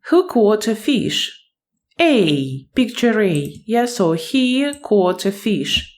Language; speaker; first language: English; non-native, fluent; Ukrainian